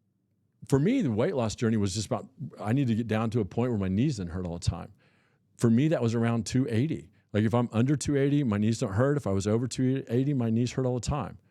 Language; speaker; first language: English; native; English